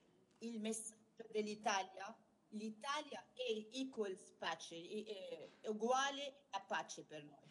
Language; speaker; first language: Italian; non-native, learner; Arabic